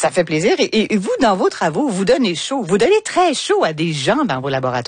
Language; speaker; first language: French; native; French